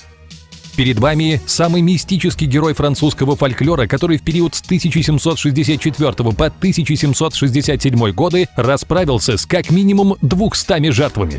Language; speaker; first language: Russian; native; Russian